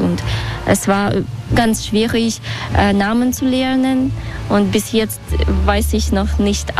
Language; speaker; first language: German; non-native, fluent; Russian